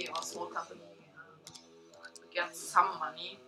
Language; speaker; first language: English; non-native, fluent; German